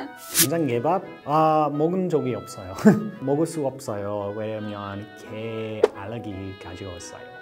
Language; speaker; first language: Korean; non-native, learner; English